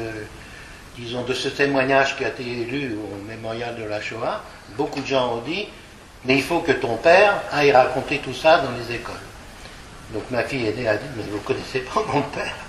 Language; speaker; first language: French; early bilingual, other home language; Polish